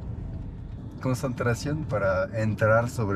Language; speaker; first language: Spanish; non-native, learner; French